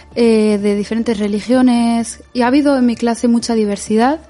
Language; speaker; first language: Spanish; native; Spanish